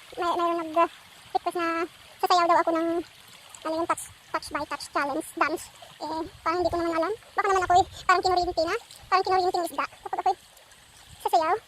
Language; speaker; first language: Filipino; non-native, local second language; Iloko